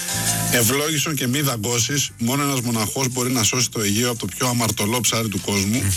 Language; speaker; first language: Greek; native; Greek